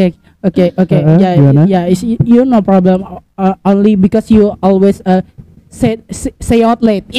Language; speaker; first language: English; non-native, learner; Indonesian